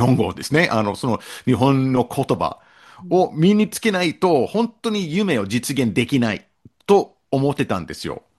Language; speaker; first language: Japanese; non-native, fluent; English